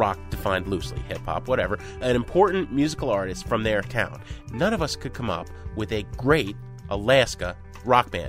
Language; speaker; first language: English; native; English